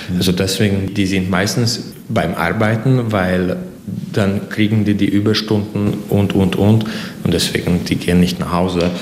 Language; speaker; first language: German; non-native, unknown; Hungarian